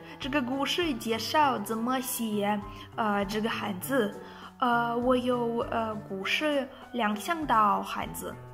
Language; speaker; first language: Chinese; non-native, learner; Russian